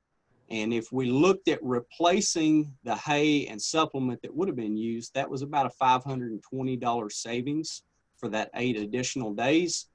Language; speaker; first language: English; native; English